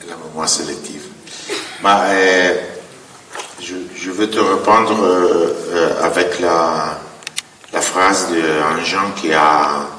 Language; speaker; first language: French; non-native, fluent; Italian